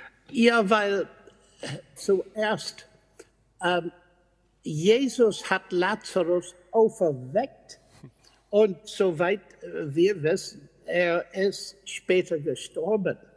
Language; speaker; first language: German; non-native, fluent; English